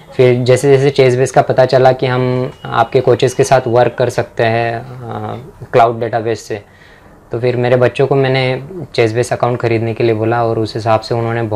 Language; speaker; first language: Hindi; non-native, local second language; Marathi